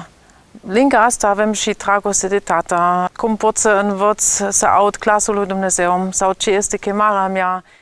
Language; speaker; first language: Romanian; non-native, learner; German